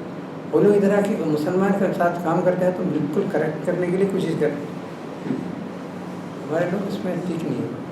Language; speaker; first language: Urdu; non-native, local second language; Malayalam